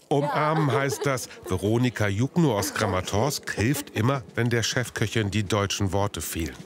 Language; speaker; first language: German; native; German